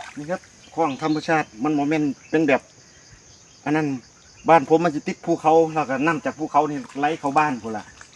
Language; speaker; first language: Thai; native; Thai